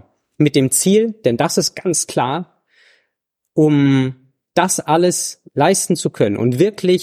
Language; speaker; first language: German; native; German